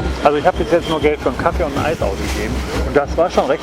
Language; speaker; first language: German; native; German